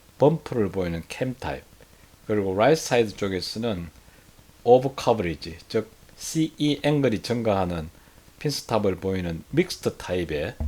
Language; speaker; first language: Korean; native; Korean